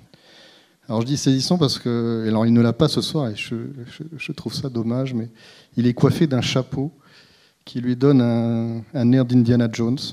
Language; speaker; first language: French; native; French